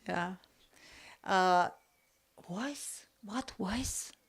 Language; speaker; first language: English; non-native, learner; Slovenian